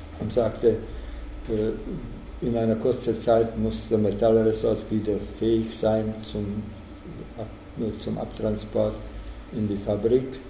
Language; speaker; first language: German; non-native, fluent; Czech